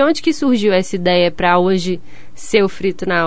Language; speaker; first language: Portuguese; native; Portuguese